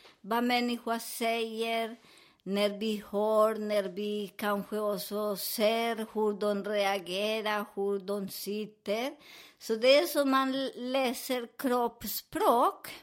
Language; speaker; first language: Swedish; non-native, fluent; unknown